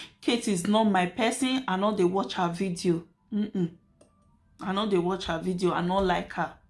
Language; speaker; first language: Nigerian Pidgin; native; Nigerian Pidgin